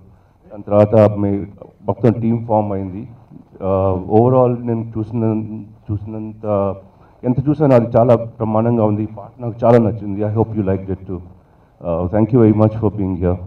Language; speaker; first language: Telugu; non-native, learner; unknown